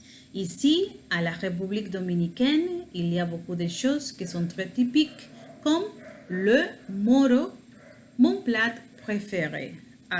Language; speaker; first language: French; non-native, learner; Spanish